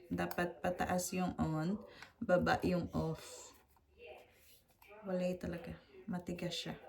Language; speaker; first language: Filipino; non-native, local second language; Hiligaynon